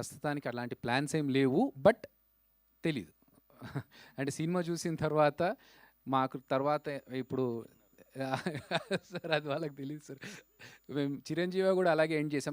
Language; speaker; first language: Telugu; native; Telugu